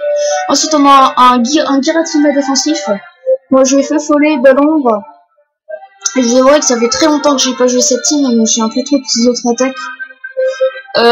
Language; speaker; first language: French; native; French